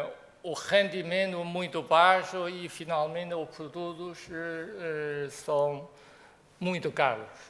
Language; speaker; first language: Portuguese; non-native, fluent; Chinese